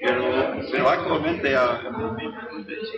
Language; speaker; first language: Spanish; non-native, fluent; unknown